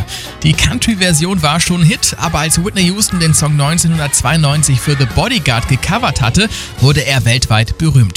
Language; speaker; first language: German; native; German